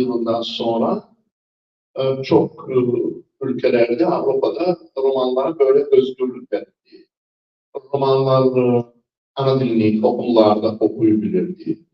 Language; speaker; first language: Turkish; non-native, fluent; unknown